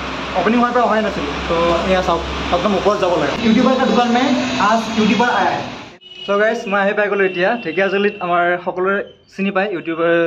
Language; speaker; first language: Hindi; non-native, local second language; Assamese